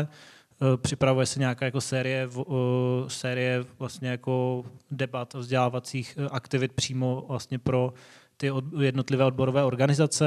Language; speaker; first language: Czech; native; Czech